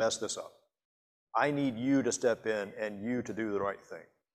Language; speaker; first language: English; native; English